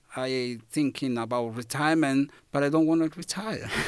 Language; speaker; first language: English; non-native, fluent; Spanish